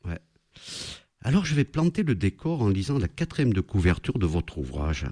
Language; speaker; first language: French; native; French